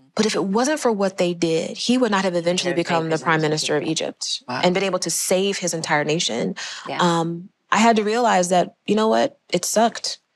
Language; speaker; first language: English; native; English